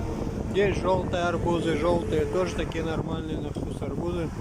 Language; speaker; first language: Russian; native; Russian